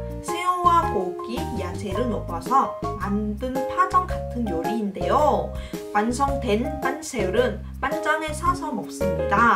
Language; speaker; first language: Korean; non-native, local second language; Vietnamese